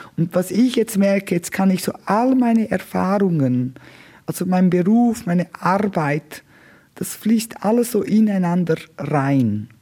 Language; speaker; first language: German; non-native, local second language; Romansh